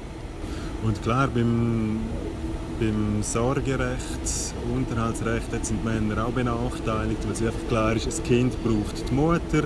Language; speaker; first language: German; native; German